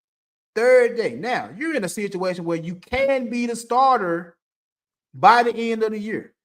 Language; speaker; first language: English; native; English